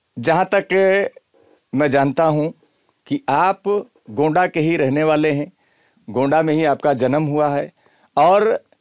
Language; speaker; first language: Hindi; native; Hindi